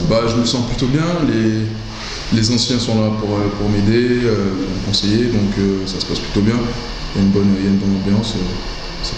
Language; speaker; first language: French; native; French